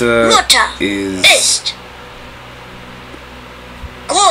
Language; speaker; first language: German; non-native, learner; English